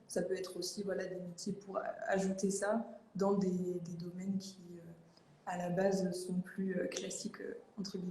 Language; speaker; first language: French; native; French